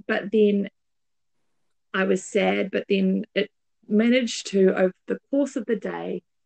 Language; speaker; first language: English; native; English